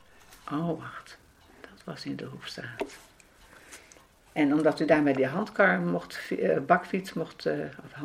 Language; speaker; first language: Dutch; native; Dutch